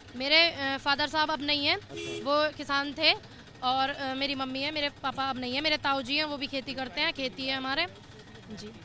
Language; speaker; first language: Hindi; native; Hindi